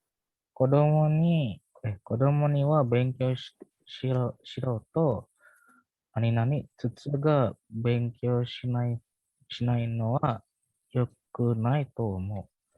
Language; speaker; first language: Japanese; non-native, learner; Indonesian